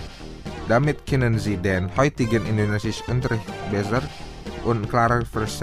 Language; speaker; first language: German; non-native, fluent; Indonesian